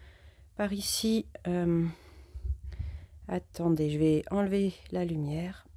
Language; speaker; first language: French; native; French